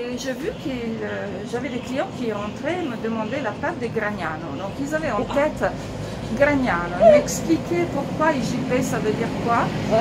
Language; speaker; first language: French; non-native, fluent; Italian